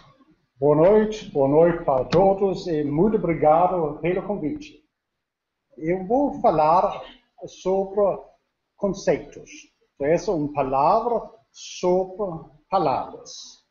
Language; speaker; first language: Portuguese; non-native, learner; Danish